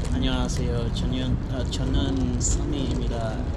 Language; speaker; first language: Korean; non-native, learner; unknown